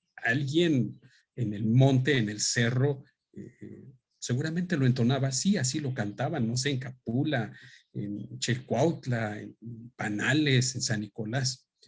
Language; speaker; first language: Spanish; native; Spanish